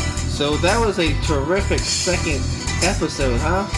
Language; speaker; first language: English; native; English